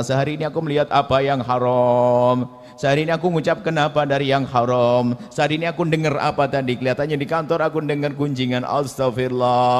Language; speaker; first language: Indonesian; native; Indonesian